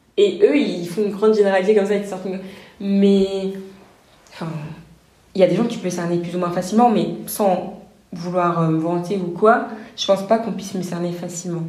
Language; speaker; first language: French; native; French